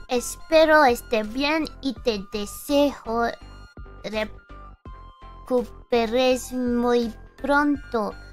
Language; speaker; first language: Spanish; non-native, learner; English